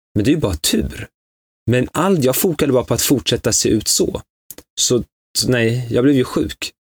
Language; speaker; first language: Swedish; early bilingual, other home language; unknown